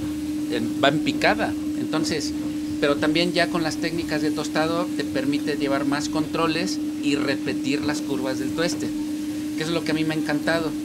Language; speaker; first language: Spanish; native; Spanish